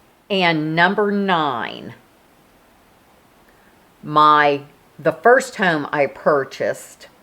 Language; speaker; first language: English; native; English